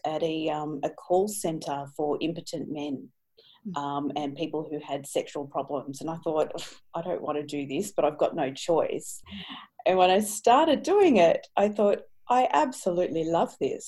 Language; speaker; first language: English; native; English